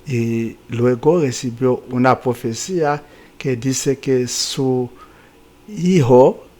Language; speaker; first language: Spanish; non-native, fluent; Haitian Creole